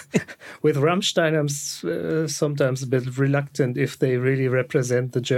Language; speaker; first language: English; non-native, fluent; German